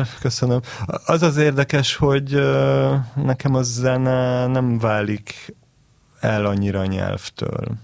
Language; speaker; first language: Hungarian; early bilingual, heritage; Hungarian